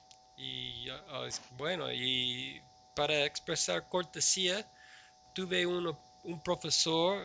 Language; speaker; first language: Spanish; non-native, learner; English